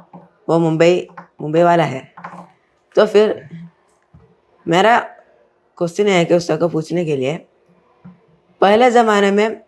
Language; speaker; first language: Hindi; non-native, learner; Malayalam